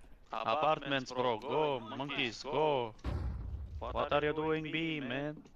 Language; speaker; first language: English; non-native, fluent; Icelandic